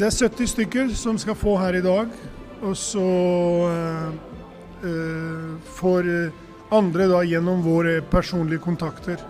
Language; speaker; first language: Swedish; non-native, fluent; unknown